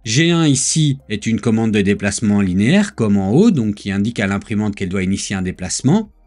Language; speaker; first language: French; native; French